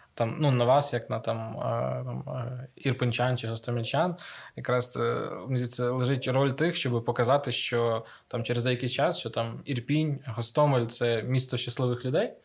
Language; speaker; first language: Ukrainian; native; Ukrainian